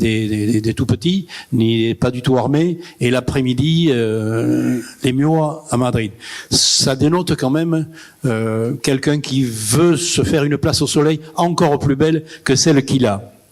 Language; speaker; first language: French; native; French